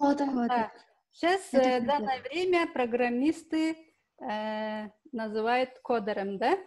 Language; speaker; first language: Russian; non-native, local second language; Kyrgyz